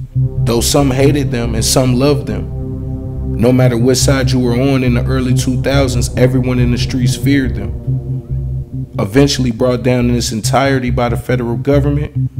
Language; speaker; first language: English; native; English